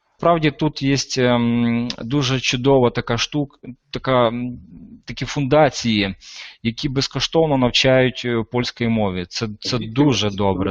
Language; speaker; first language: Ukrainian; non-native, local second language; Russian